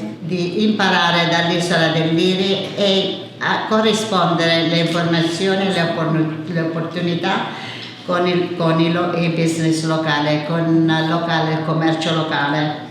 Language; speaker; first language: Italian; early bilingual, heritage; English